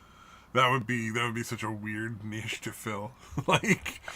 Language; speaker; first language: English; native; English